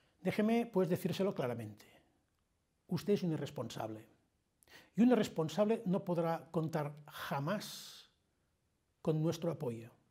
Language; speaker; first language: Spanish; non-native, local second language; Catalan